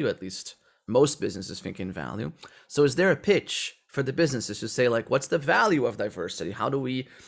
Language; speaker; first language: English; non-native, fluent; Portuguese